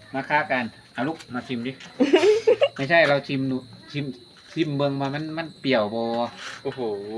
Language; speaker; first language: Thai; native; Thai